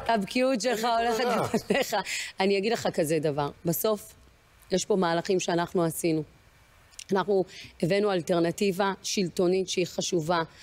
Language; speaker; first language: Hebrew; early bilingual, other home language; Amharic